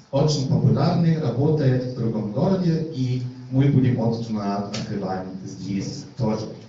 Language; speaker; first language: Russian; non-native, learner; German